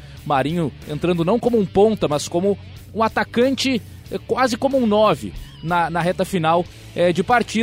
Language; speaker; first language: Portuguese; native; Portuguese